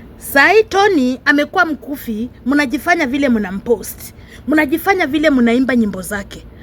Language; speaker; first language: Swahili; non-native, local second language; Luyia